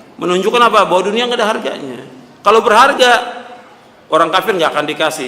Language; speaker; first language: Indonesian; native; Indonesian